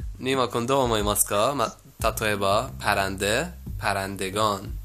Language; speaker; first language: Japanese; non-native, fluent; Persian